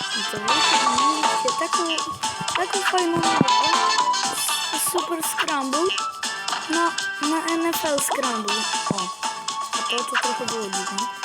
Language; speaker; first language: Polish; native; Polish